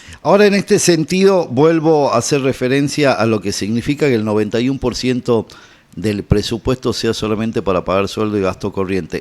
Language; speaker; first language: Spanish; native; Spanish